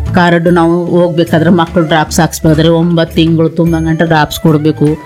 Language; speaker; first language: Kannada; non-native, local second language; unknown